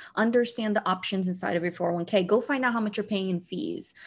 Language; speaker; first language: English; early bilingual, other home language; Portuguese